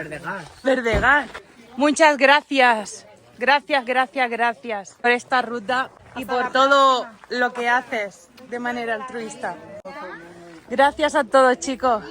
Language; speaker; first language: Spanish; native; Spanish